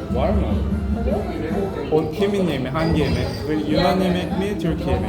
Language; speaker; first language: Turkish; non-native, learner; Korean